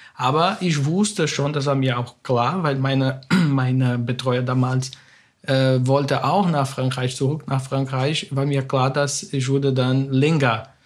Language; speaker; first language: German; non-native, fluent; Portuguese